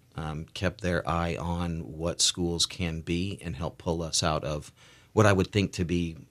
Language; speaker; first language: English; native; English